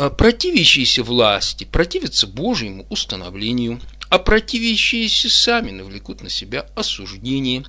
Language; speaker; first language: Russian; native; Russian